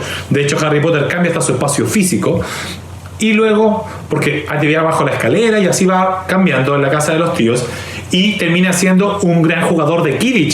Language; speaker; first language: Spanish; native; Spanish